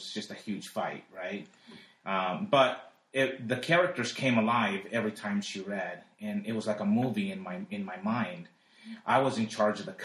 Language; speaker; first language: English; early bilingual, other home language; Spanish